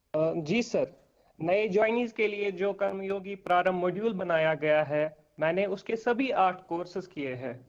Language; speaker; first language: Hindi; native; Hindi